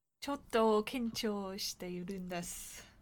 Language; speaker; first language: Japanese; non-native, learner; English